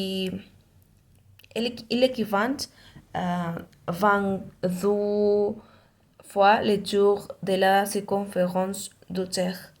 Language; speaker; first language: French; non-native, learner; Spanish